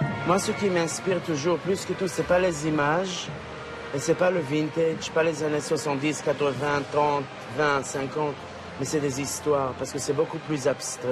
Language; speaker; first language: French; non-native, fluent; Hebrew